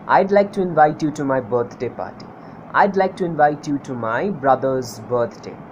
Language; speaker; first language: English; non-native, local second language; Bangla